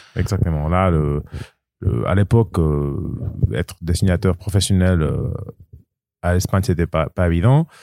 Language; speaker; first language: French; non-native, learner; Spanish